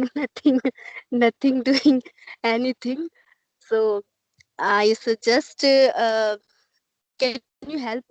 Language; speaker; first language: English; non-native, learner; Hindi